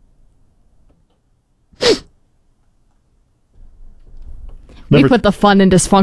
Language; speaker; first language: English; native; English